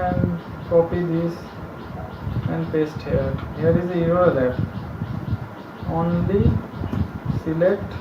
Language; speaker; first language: English; non-native, local second language; Bangla